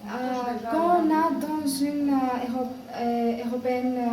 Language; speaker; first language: French; non-native, learner; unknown